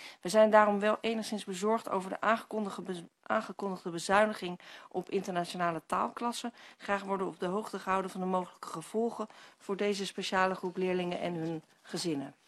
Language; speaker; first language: Dutch; native; Dutch